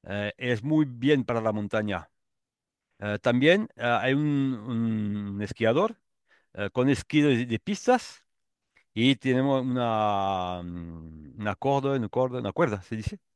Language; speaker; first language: Spanish; non-native, learner; French